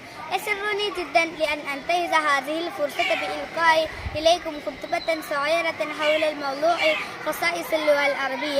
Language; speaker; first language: Arabic; non-native, learner; Malayalam